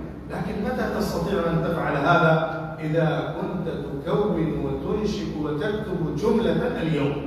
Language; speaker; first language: Arabic; non-native, fluent; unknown